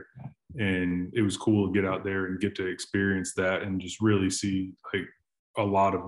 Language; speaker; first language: English; native; English